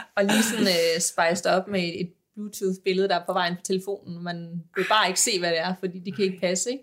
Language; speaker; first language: Danish; native; Danish